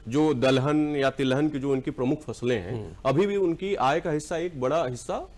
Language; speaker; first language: Hindi; native; Hindi